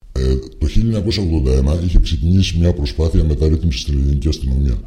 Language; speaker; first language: Greek; native; Greek